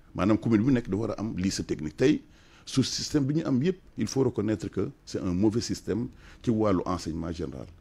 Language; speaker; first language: French; non-native, local second language; Wolof